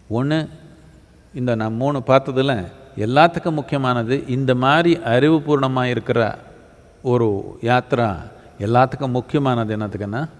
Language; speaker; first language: Tamil; native; Tamil